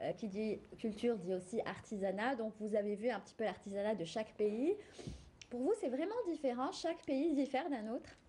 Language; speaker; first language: French; non-native, local second language; Arabic